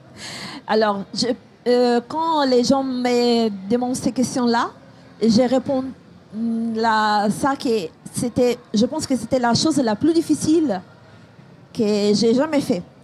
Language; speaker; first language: French; non-native, fluent; Italian